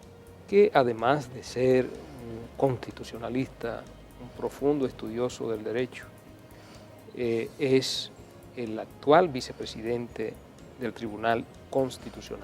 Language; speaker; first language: Spanish; native; Spanish